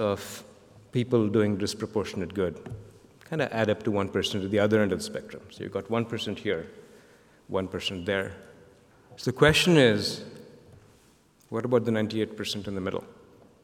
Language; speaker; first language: English; non-native, local second language; Bangla